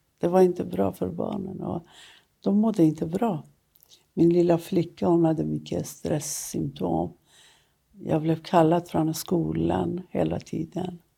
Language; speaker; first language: Swedish; non-native, fluent; Persian